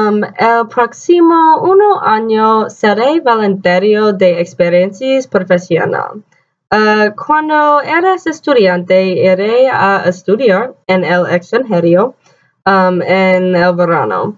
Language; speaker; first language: Spanish; non-native, learner; English